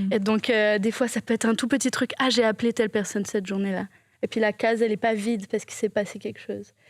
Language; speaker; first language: French; native; French